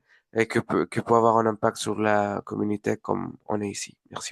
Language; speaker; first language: French; non-native, learner; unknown